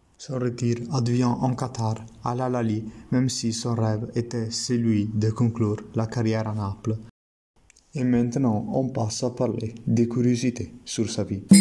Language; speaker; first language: French; non-native, learner; Italian